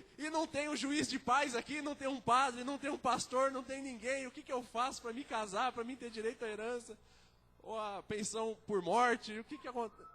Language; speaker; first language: Portuguese; native; Portuguese